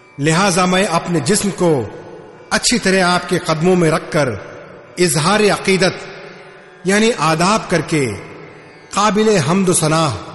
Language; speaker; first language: Urdu; native; Urdu